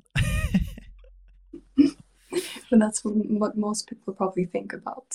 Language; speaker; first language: English; non-native, fluent; Swedish